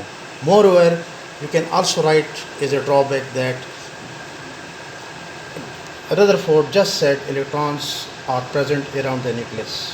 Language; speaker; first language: English; non-native, local second language; Pashto